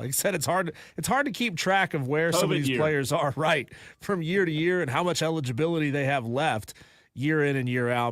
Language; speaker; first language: English; native; English